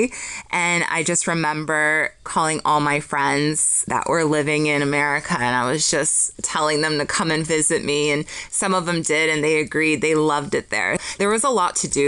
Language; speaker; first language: English; early bilingual, other home language; Polish